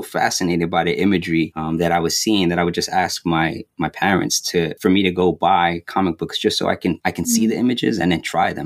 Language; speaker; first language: English; native; English